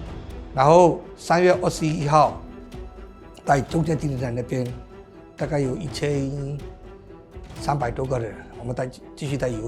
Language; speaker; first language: Chinese; non-native, fluent; Burmese